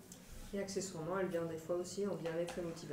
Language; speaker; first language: French; native; French